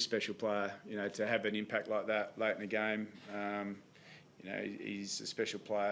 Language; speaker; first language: English; native; English